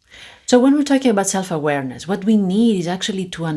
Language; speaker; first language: English; non-native, fluent; Greek